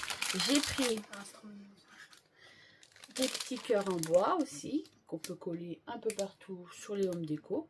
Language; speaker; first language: French; native; French